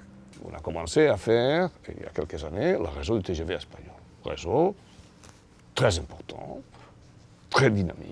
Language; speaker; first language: French; non-native, fluent; Catalan